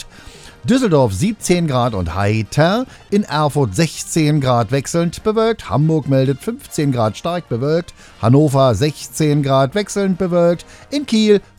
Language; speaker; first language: German; native; German